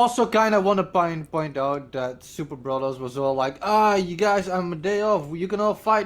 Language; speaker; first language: English; native; English